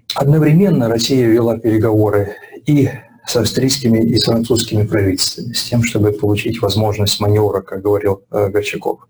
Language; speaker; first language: Russian; native; Russian